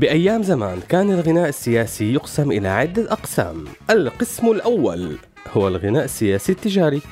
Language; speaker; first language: Arabic; native; Arabic